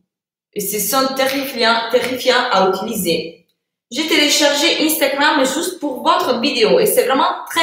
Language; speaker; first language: French; non-native, fluent; Italian